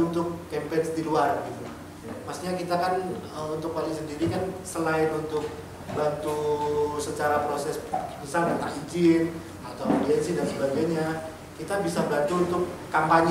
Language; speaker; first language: Indonesian; native; Indonesian